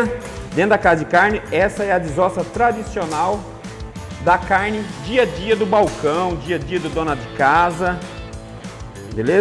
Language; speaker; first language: Portuguese; native; Portuguese